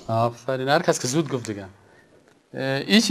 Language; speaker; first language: Persian; native; Persian